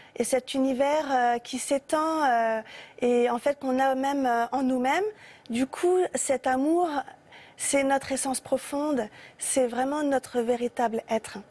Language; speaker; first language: French; native; French